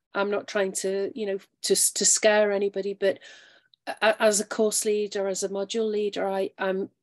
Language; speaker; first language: English; native; English